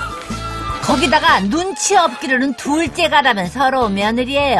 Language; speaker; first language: Korean; native; Korean